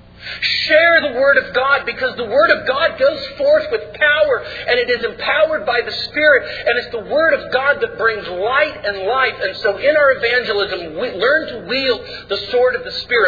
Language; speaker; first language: English; native; English